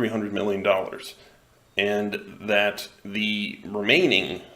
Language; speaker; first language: English; non-native, local second language; Spanish